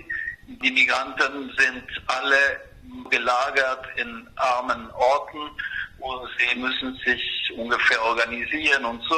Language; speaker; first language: German; non-native, fluent; Spanish